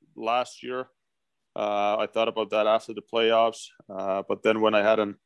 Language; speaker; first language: English; non-native, fluent; Finnish